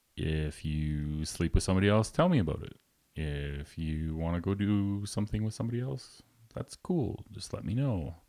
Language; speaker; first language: English; native; English